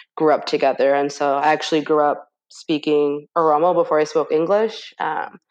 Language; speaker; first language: English; native; English